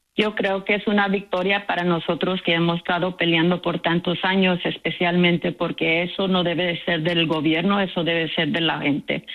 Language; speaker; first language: Spanish; early bilingual, heritage; Spanish